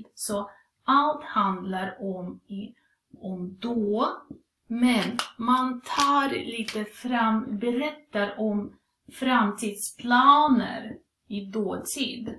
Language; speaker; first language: Swedish; non-native, fluent; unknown